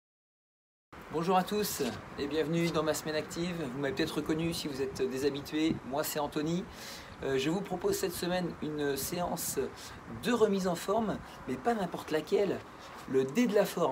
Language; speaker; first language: French; native; French